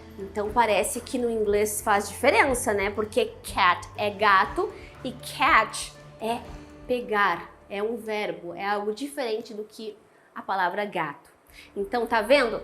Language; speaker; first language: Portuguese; native; Portuguese